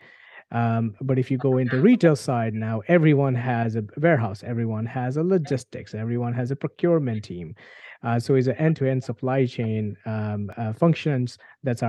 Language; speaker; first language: English; non-native, local second language; Gujarati